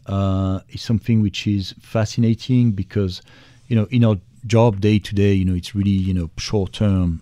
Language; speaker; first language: English; non-native, fluent; French